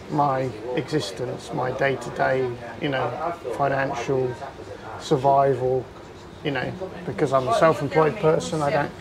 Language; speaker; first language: English; native; English